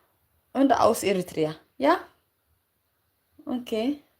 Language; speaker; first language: German; non-native, learner; Tigrinya